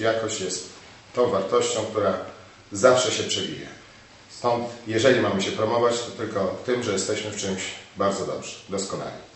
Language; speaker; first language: Polish; native; Polish